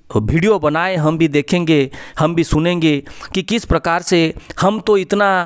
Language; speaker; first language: Hindi; non-native, local second language; Odia